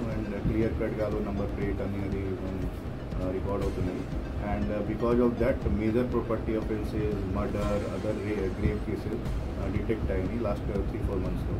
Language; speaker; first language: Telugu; non-native, local second language; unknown